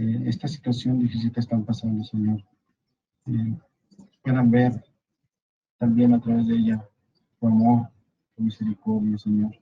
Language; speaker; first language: Spanish; native; Spanish